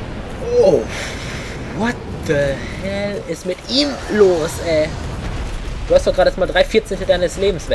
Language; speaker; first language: German; native; German